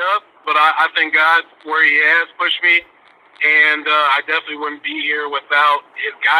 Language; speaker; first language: English; native; English